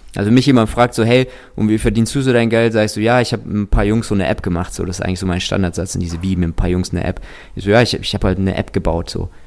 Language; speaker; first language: German; early bilingual, other home language; Russian